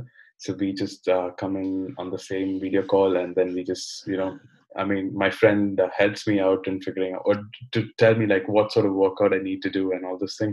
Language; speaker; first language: English; non-native, local second language; Malayalam